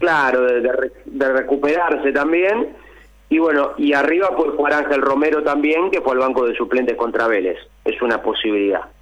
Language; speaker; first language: Spanish; native; Spanish